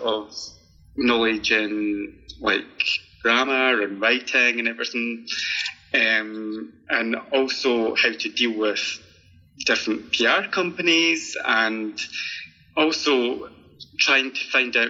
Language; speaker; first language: English; native; English